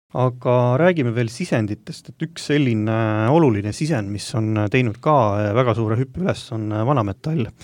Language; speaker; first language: Estonian; native; Estonian